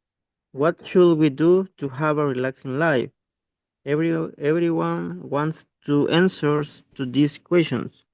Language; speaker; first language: English; non-native, learner; Spanish